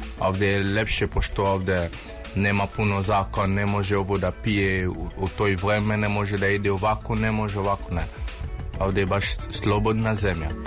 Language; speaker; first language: Serbian; non-native, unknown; French